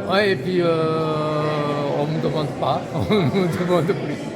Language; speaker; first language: French; non-native, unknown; Japanese